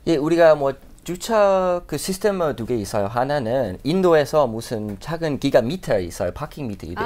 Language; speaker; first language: Korean; non-native, fluent; English